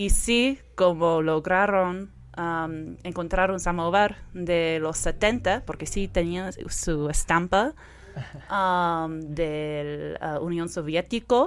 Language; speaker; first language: Spanish; non-native, fluent; English